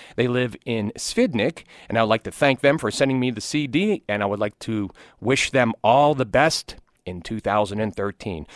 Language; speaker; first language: English; native; English